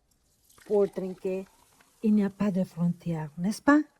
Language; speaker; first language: French; non-native, fluent; Spanish